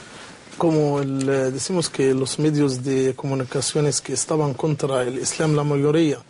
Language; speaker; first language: Spanish; non-native, learner; Arabic